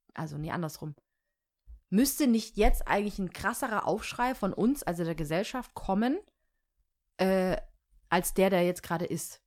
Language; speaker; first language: German; early bilingual, other home language; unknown